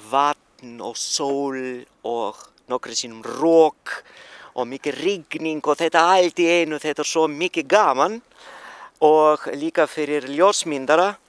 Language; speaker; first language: Icelandic; non-native, learner; Russian